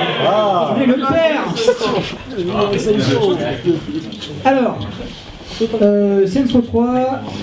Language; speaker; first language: French; native; French